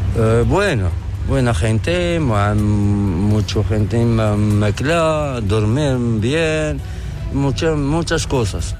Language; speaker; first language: Spanish; non-native, learner; Arabic